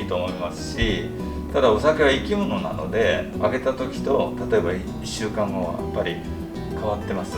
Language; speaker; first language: Japanese; native; Japanese